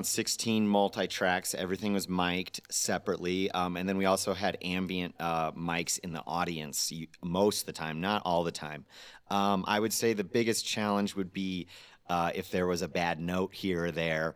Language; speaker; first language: English; native; English